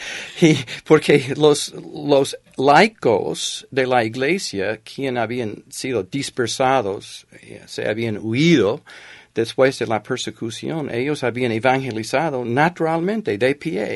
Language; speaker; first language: Spanish; non-native, fluent; English